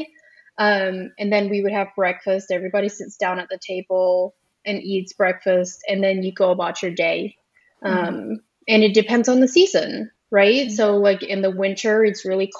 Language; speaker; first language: English; early bilingual, other home language; Pennsylvania German